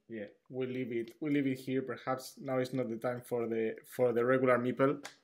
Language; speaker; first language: English; non-native, fluent; Catalan